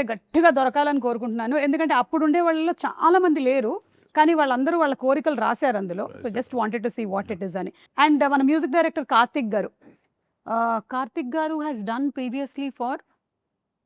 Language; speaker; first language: Telugu; native; Telugu